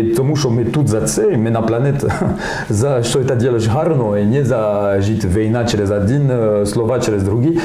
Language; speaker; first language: Ukrainian; non-native, learner; French